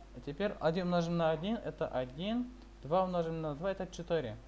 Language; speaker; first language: Russian; non-native, local second language; Kazakh